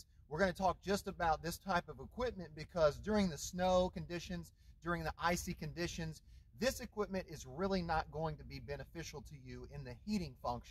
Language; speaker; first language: English; native; English